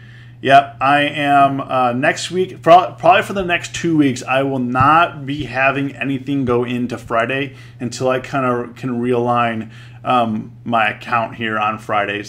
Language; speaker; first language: English; native; English